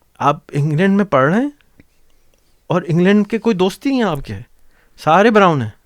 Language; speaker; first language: Urdu; native; Urdu